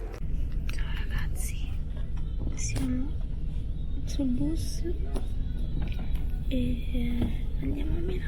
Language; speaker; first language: Italian; early bilingual, other home language; Filipino